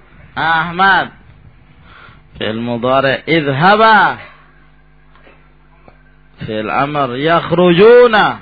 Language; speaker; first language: Arabic; non-native, fluent; Indonesian